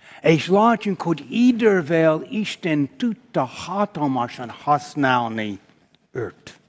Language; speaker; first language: Hungarian; non-native, fluent; English